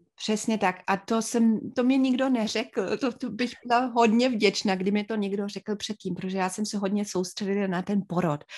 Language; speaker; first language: Czech; non-native, fluent; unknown